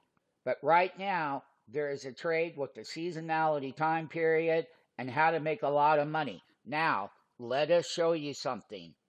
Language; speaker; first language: English; native; English